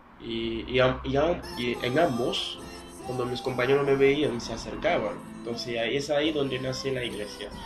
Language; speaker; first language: Spanish; non-native, fluent; Haitian Creole